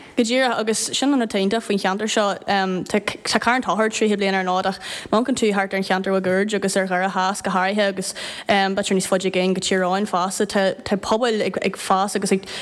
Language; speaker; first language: Irish; native; Irish